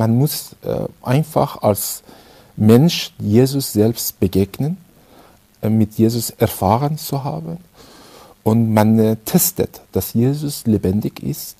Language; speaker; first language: German; non-native, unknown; Persian